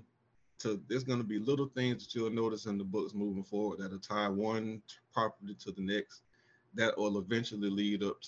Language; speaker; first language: English; native; English